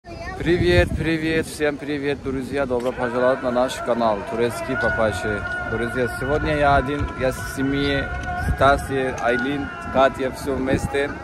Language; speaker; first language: Russian; non-native, learner; Turkish